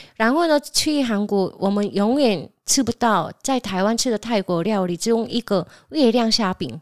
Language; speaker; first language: Chinese; non-native, fluent; Korean